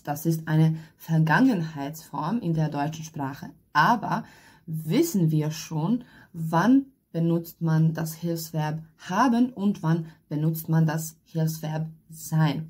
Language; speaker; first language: German; non-native, fluent; Hungarian